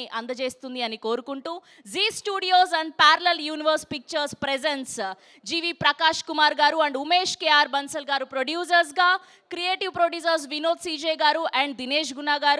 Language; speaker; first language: Telugu; native; Telugu